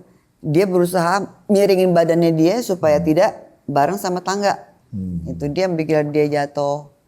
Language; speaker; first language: Indonesian; native; Indonesian